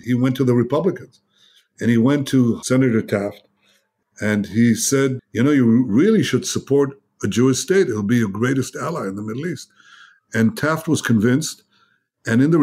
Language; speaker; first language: English; non-native, fluent; Hebrew